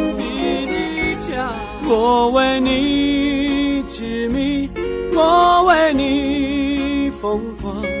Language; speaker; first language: Chinese; native; Chinese